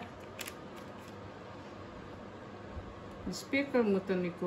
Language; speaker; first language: Dutch; non-native, local second language; Caribbean Hindustani